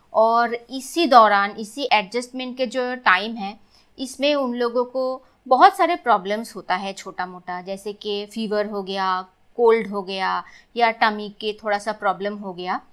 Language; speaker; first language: Hindi; non-native, local second language; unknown